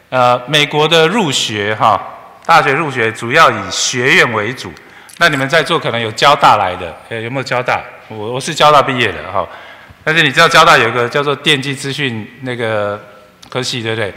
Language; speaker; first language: Chinese; native; Chinese